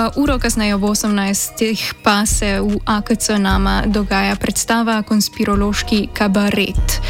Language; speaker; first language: Slovenian; native; Slovenian